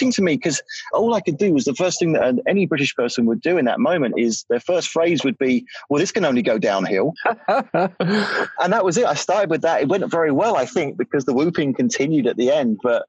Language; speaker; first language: English; native; English